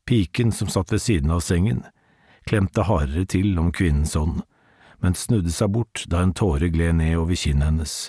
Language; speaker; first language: Norwegian; native; Norwegian